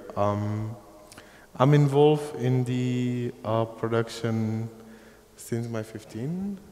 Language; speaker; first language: English; non-native, fluent; Czech